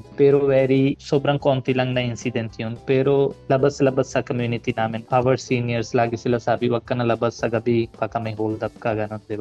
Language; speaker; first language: Filipino; non-native, learner; Punjabi